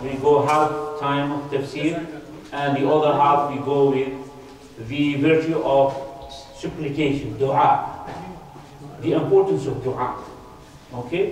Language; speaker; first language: English; non-native, fluent; Arabic